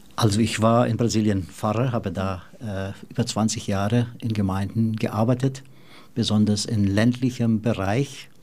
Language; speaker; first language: German; non-native, fluent; Portuguese